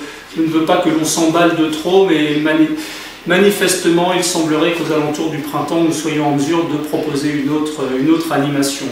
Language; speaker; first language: French; native; French